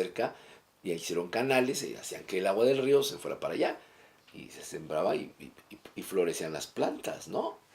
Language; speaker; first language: Spanish; native; Spanish